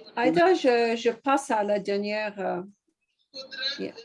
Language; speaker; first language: French; non-native, fluent; English